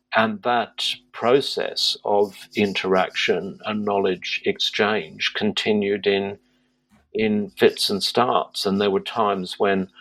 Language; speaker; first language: English; native; English